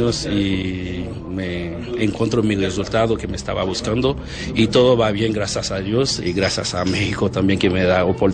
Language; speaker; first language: Spanish; non-native, learner; Haitian Creole